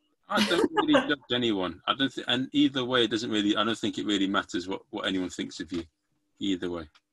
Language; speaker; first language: English; native; English